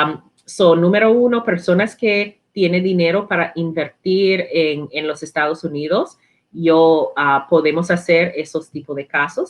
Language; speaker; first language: Spanish; non-native, learner; English